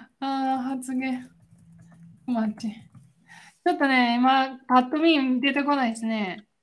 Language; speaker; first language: Japanese; native; Japanese